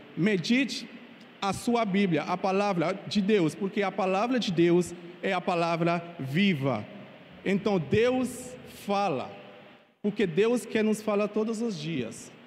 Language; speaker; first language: Portuguese; non-native, fluent; Haitian Creole